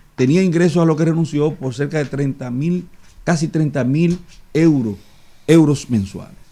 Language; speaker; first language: Spanish; native; Spanish